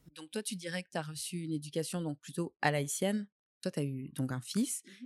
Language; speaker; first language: French; native; French